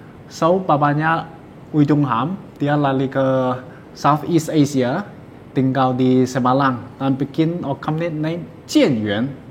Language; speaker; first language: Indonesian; non-native, learner; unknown